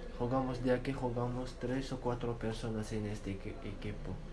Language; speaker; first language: Spanish; non-native, learner; Arabic